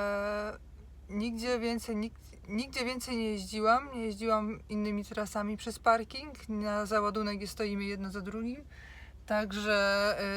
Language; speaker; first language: Polish; native; Polish